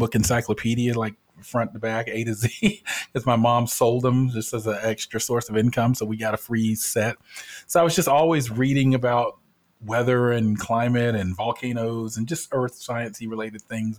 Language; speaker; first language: English; native; English